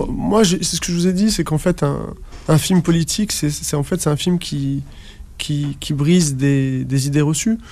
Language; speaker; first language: French; early bilingual, other home language; Arabic